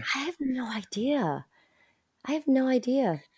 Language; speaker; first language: English; early bilingual, other home language; Spanish